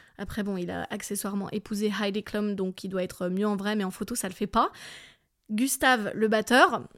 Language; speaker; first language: French; early bilingual, other home language; English